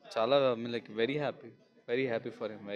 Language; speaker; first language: Telugu; non-native, local second language; Hindi